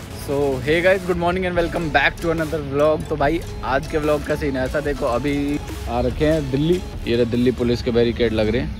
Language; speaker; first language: Hindi; native; Hindi